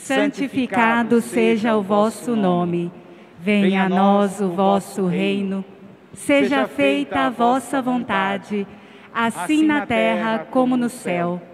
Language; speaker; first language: Portuguese; native; Portuguese